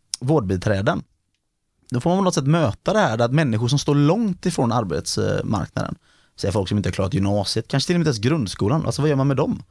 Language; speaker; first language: Swedish; native; Swedish